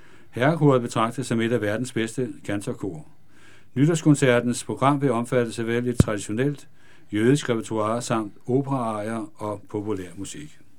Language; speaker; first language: Danish; native; Danish